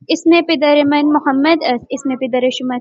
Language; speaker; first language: Persian; non-native, learner; Urdu